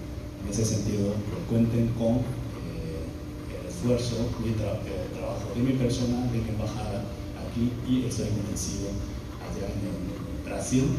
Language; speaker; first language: Spanish; non-native, fluent; Chinese